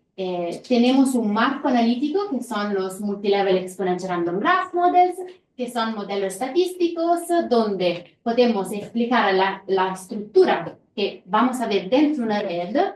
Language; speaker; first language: Spanish; non-native, fluent; Italian